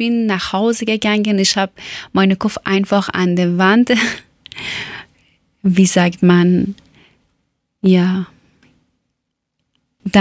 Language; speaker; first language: German; non-native, learner; Persian